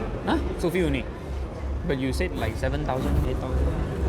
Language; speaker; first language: English; non-native, local second language; Bangla